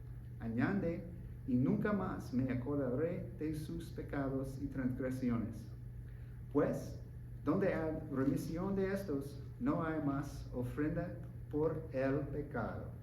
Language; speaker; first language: Spanish; non-native, learner; English